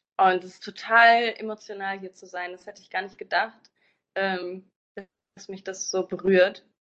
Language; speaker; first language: German; native; German